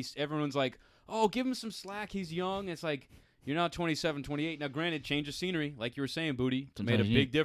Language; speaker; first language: English; native; English